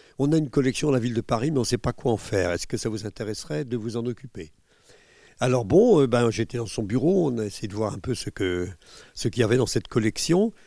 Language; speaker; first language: French; native; French